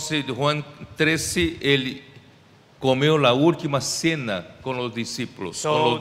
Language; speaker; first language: Spanish; non-native, fluent; Portuguese